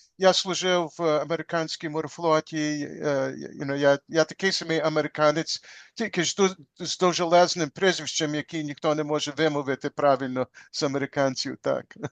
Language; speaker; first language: Ukrainian; early bilingual, heritage; Ukrainian